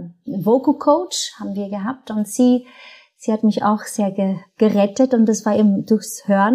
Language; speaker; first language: German; non-native, fluent; Portuguese